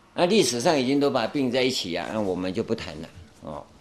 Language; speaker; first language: Chinese; non-native, local second language; Min Nan Chinese